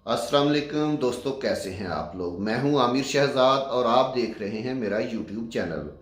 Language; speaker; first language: Urdu; non-native, local second language; Punjabi